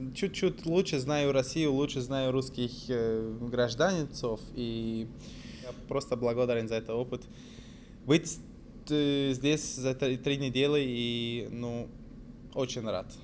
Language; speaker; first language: Russian; non-native, learner; German